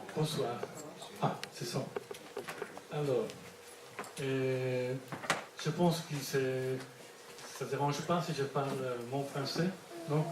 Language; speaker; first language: French; non-native, fluent; Italian